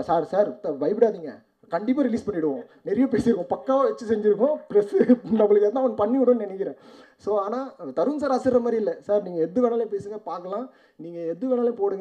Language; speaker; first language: Tamil; native; Tamil